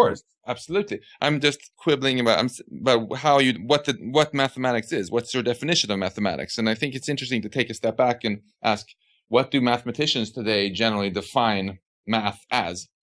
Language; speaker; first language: English; non-native, fluent; Swedish